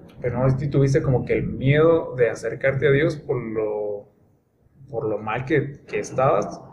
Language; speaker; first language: Spanish; native; Spanish